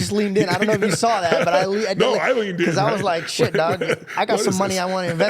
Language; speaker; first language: English; native; English